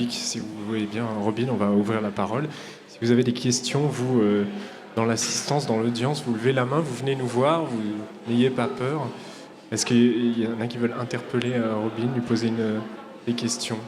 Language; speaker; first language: French; native; French